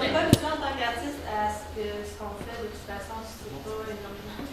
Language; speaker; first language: French; native; French